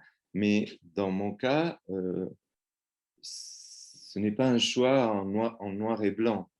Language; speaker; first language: French; non-native, fluent; Spanish